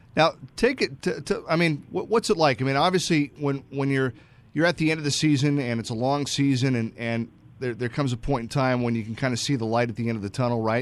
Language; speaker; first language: English; native; English